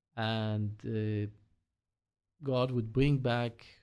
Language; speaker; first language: English; non-native, fluent; Hebrew